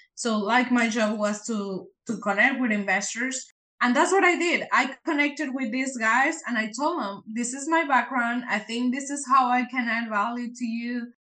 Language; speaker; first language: English; non-native, fluent; Spanish